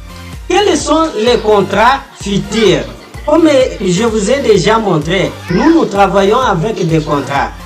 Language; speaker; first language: French; non-native, fluent; Portuguese